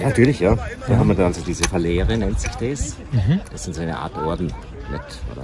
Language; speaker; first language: German; native; German